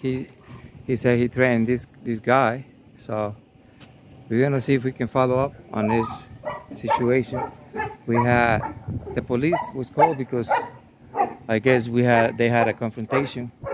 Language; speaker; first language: English; non-native, fluent; Spanish